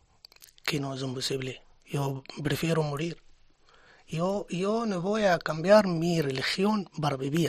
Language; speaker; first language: Spanish; non-native, fluent; Arabic